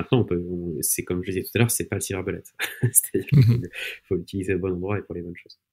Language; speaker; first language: French; native; French